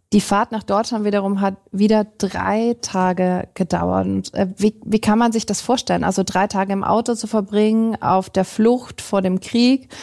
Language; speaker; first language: German; native; German